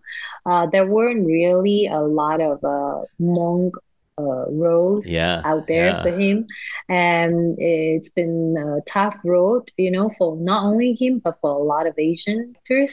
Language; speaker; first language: English; non-native, local second language; Cantonese